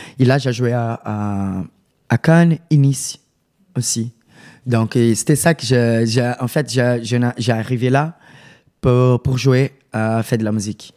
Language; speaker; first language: French; non-native, learner; Portuguese